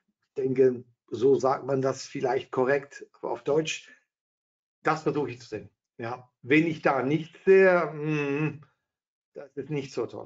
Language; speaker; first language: German; non-native, fluent; Dutch